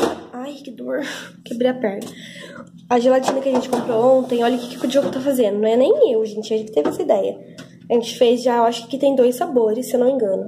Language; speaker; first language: Portuguese; native; Portuguese